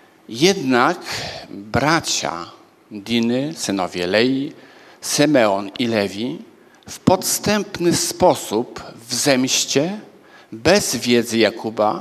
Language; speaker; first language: Polish; native; Polish